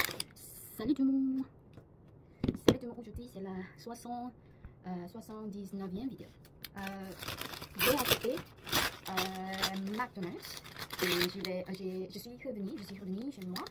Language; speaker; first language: French; non-native, learner; Korean